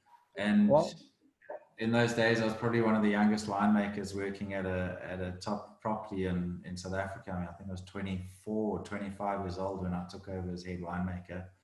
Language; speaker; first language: English; native; English